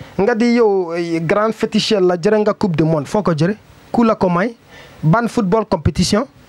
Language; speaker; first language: Wolof; non-native, learner; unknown